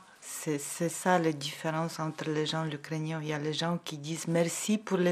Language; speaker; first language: French; non-native, learner; Ukrainian